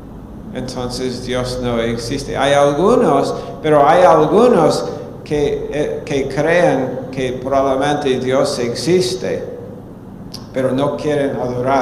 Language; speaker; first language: Spanish; non-native, fluent; English